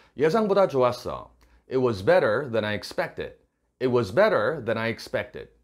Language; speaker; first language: English; non-native, fluent; Korean